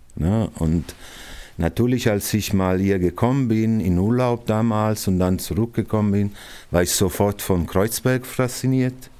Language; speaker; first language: German; non-native, fluent; Italian